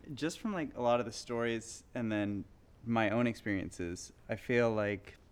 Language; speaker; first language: English; native; English